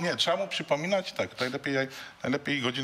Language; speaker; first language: Polish; native; Polish